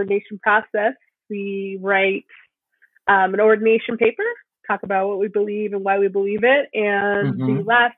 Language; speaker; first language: English; native; English